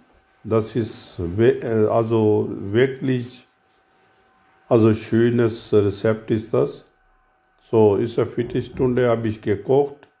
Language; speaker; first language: German; non-native, learner; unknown